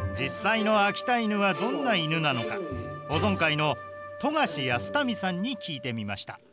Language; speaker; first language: Japanese; non-native, fluent; English